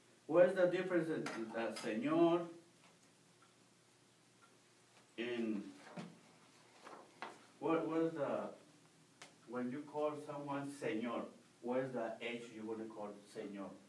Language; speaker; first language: English; non-native, learner; Spanish